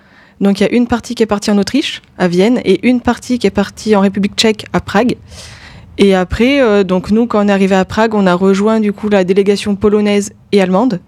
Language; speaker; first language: French; native; French